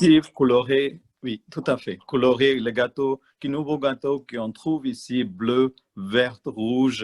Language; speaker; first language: French; non-native, learner; Malayalam